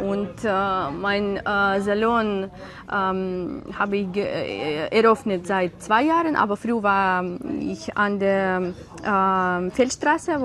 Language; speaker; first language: German; non-native, learner; Ukrainian